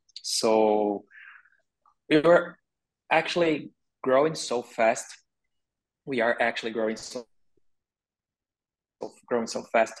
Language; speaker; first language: English; non-native, learner; Portuguese